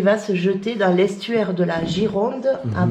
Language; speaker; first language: French; native; French